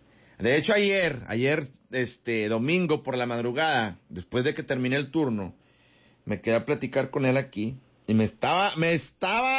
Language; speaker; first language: Spanish; native; Spanish